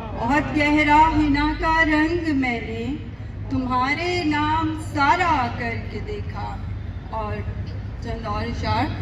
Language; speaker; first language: Urdu; non-native, local second language; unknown